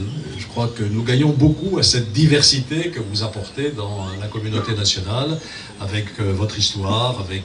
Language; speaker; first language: French; native; French